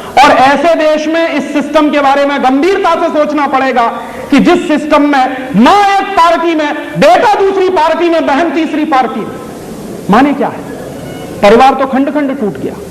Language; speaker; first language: Hindi; native; Hindi